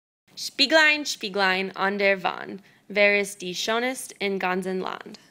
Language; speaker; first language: German; non-native, learner; English